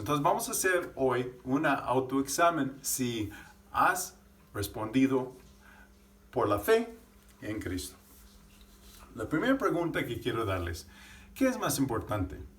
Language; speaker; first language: Spanish; non-native, fluent; English